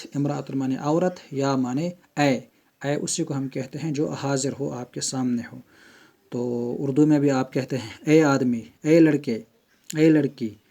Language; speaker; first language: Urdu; non-native, local second language; Kashmiri